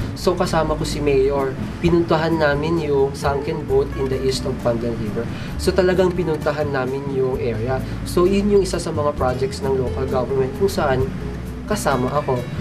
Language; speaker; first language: Filipino; non-native, local second language; Iloko